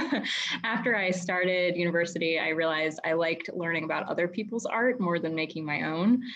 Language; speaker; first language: English; native; English